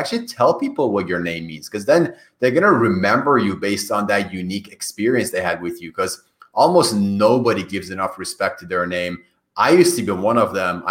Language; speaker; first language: English; non-native, fluent; Persian